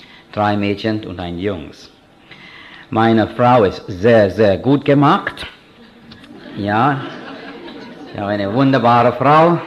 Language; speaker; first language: German; non-native, fluent; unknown